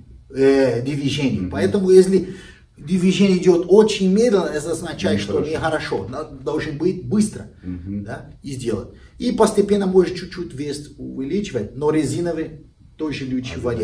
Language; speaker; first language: Russian; non-native, learner; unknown